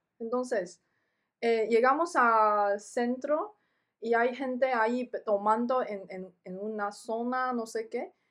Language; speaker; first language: Spanish; non-native, fluent; Chinese